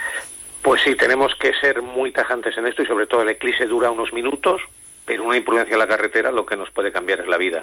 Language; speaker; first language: Spanish; native; Spanish